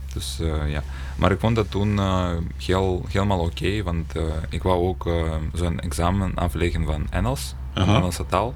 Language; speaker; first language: Dutch; non-native, learner; Ukrainian